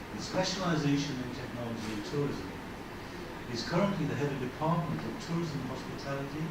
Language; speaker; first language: English; non-native, fluent; Greek